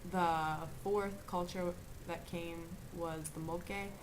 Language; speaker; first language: English; native; English